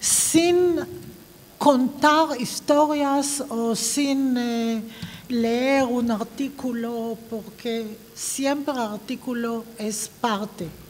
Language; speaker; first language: Spanish; non-native, fluent; Hebrew